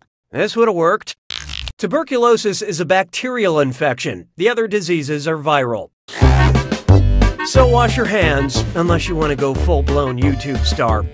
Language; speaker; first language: English; native; English